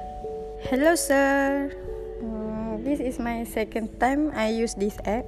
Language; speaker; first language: English; non-native, learner; Malay